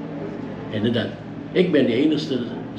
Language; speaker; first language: Dutch; early bilingual, heritage; Dutch